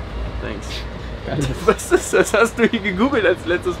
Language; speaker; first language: German; native; German